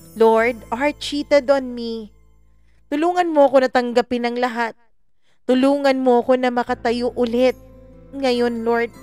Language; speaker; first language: Filipino; non-native, local second language; Cebuano